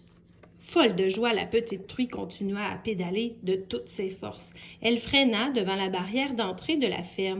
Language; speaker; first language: French; native; French